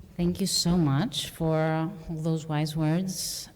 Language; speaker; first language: English; non-native, fluent; Greek